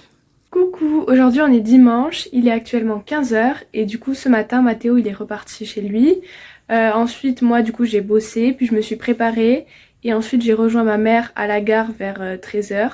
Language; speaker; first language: French; native; French